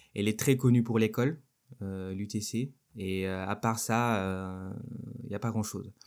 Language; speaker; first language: French; non-native, local second language; Wolof